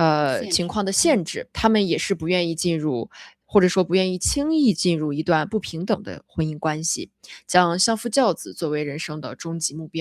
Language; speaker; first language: Chinese; native; Chinese